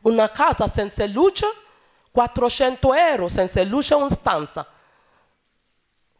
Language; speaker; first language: Italian; non-native, learner; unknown